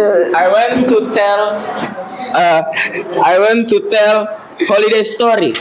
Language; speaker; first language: English; non-native, learner; Indonesian